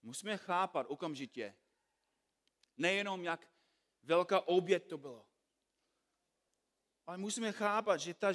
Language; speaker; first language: Czech; non-native, fluent; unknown